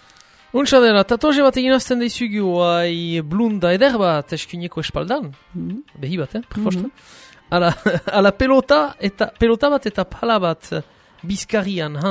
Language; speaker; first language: Basque; native; Basque